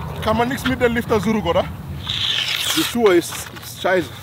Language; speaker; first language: German; non-native, learner; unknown